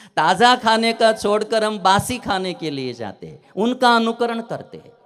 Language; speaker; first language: Hindi; non-native, local second language; Gujarati